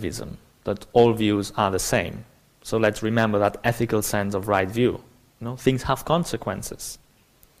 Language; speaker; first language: English; non-native, fluent; Spanish